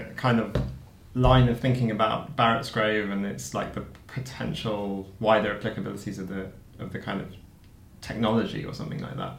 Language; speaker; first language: English; native; English